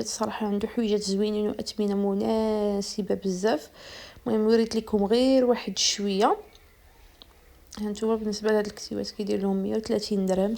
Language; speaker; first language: Arabic; native; Arabic